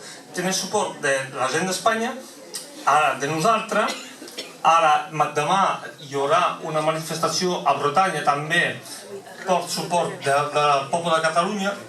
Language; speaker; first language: Catalan; non-native, local second language; French